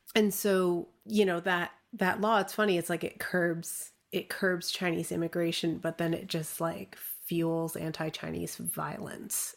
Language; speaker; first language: English; early bilingual, other home language; Chinese